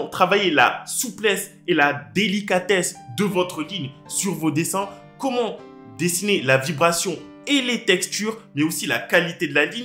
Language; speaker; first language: French; native; French